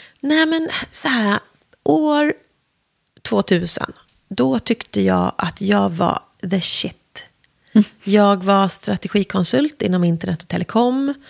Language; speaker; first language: Swedish; native; Swedish